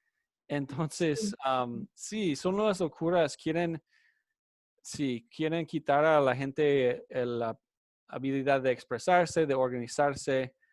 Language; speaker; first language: Spanish; non-native, fluent; English